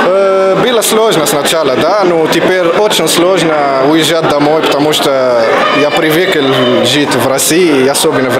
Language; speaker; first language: Russian; non-native, fluent; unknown